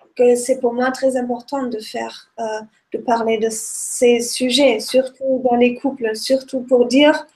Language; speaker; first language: French; non-native, fluent; German